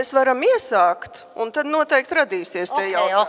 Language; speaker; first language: Latvian; native; Latvian